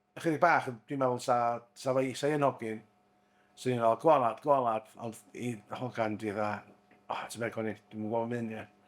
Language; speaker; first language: Welsh; native; Welsh